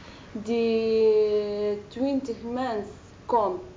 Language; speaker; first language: Dutch; non-native, learner; Arabic